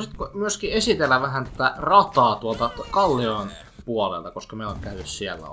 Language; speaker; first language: Finnish; native; Finnish